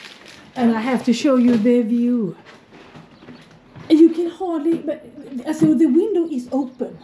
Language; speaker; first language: English; non-native, fluent; Swedish